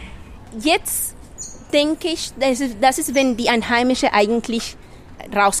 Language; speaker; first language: German; non-native, fluent; Spanish